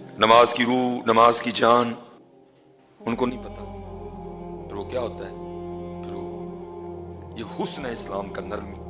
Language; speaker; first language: Urdu; non-native, local second language; Punjabi